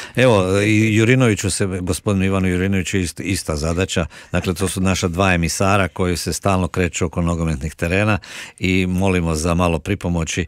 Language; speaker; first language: Croatian; native; Croatian